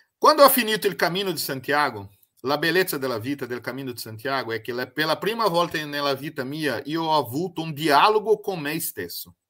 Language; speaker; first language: Italian; non-native, fluent; Portuguese